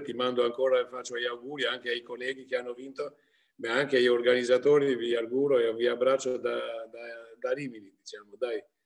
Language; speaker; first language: Italian; non-native, fluent; Albanian